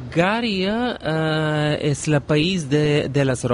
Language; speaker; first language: Spanish; non-native, learner; Bulgarian